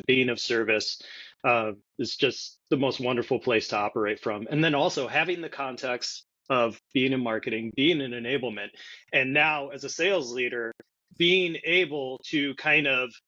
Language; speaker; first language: English; native; English